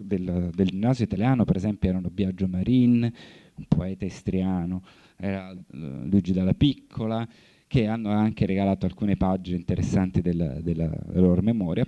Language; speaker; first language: Italian; native; Italian